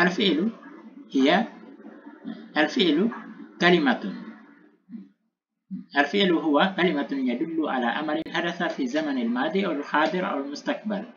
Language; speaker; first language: Arabic; non-native, fluent; Indonesian